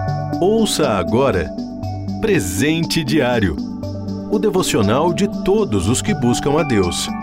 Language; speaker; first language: Portuguese; native; Portuguese